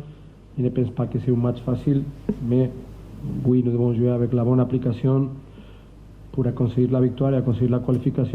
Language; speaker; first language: French; non-native, learner; Spanish